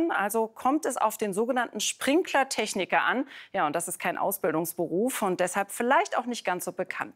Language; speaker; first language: German; native; German